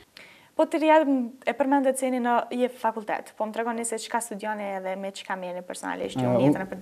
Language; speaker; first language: Albanian; native; Albanian